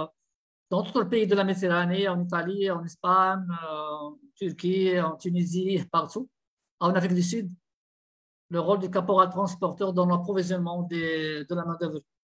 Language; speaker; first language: French; non-native, local second language; Arabic